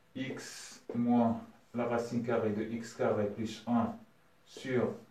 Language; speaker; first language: French; non-native, local second language; Arabic